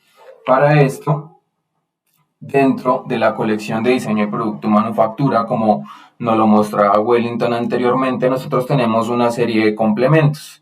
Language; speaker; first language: Spanish; native; Spanish